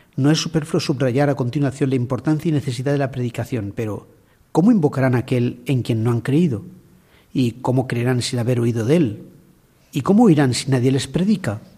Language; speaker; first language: Spanish; native; Spanish